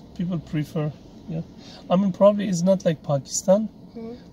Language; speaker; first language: English; non-native, fluent; Turkish